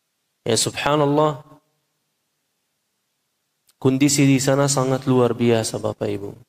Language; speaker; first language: Indonesian; non-native, fluent; Arabic